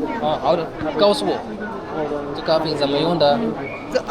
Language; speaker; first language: Chinese; non-native, learner; Amharic